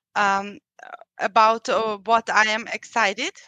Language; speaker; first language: English; non-native, fluent; German